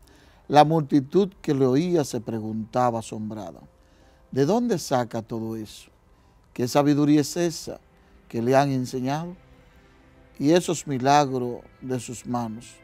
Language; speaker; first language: Spanish; native; Spanish